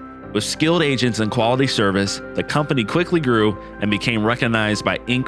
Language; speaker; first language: English; native; English